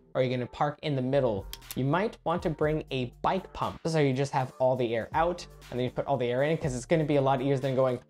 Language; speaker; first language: English; native; English